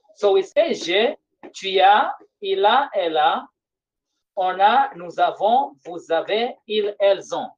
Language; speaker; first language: French; non-native, fluent; Swahili